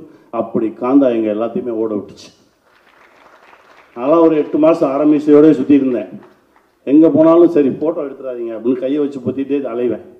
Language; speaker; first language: Tamil; native; Tamil